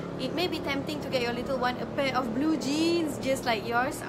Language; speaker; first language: English; non-native, local second language; Malay